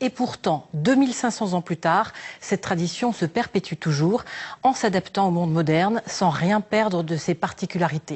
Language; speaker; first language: French; native; French